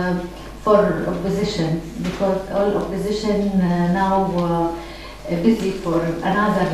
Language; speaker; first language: English; non-native, learner; Arabic